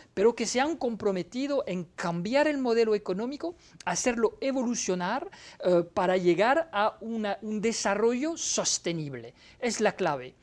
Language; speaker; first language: Spanish; non-native, fluent; French